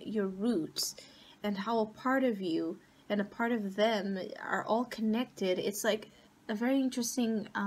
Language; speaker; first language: English; non-native, fluent; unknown